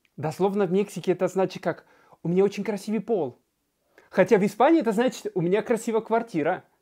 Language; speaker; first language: Russian; non-native, fluent; Spanish